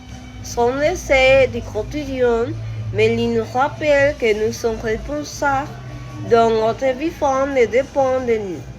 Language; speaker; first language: French; non-native, learner; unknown